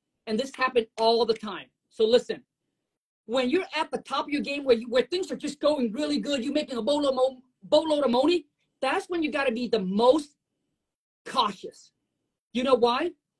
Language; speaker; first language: English; non-native, fluent; Vietnamese